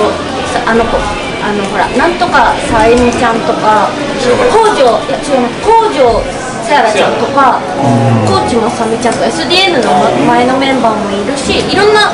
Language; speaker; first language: Japanese; native; Japanese